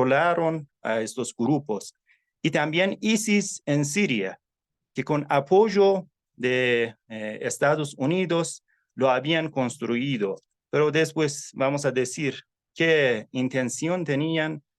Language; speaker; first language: Spanish; non-native, fluent; Persian